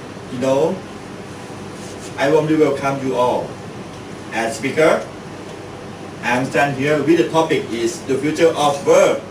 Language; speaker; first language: English; non-native, learner; Thai